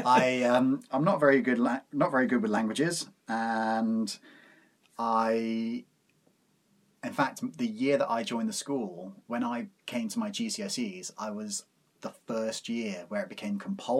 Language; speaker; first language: English; native; English